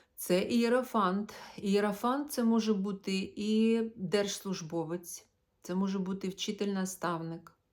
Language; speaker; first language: Ukrainian; non-native, local second language; Russian